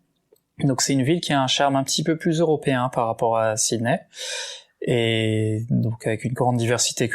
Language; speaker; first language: French; native; French